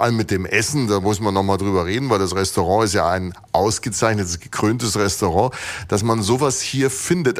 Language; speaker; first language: German; native; German